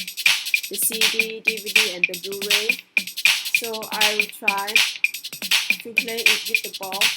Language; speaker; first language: English; non-native, learner; Thai